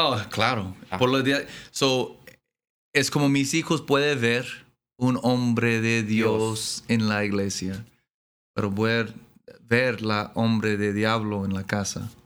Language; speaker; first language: Spanish; non-native, learner; English